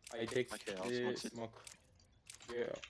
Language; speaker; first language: English; non-native, learner; Turkish